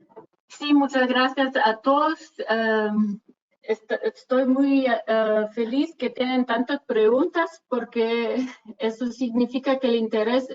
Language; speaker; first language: Spanish; non-native, fluent; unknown